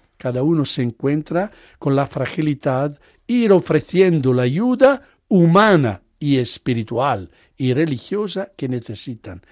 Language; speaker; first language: Spanish; native; Spanish